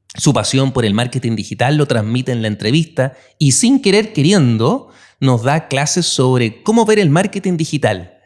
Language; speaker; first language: Spanish; native; Spanish